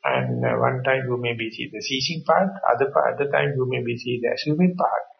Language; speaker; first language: English; non-native, local second language; Sinhala